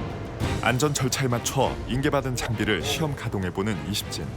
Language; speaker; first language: Korean; native; Korean